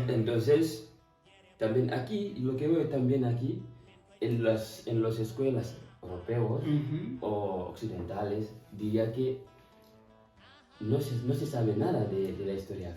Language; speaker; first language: Spanish; non-native, fluent; Fula